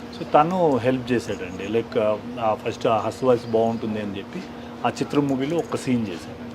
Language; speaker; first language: Telugu; native; Telugu